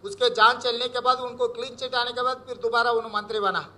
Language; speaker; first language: Hindi; non-native, local second language; Telugu